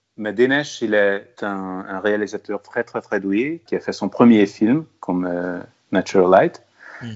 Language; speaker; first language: French; non-native, fluent; Hungarian